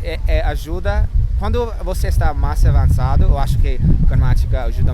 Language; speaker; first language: Portuguese; non-native, learner; English